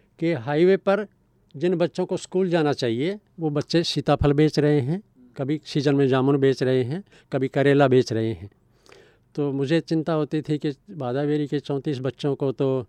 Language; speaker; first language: Hindi; native; Hindi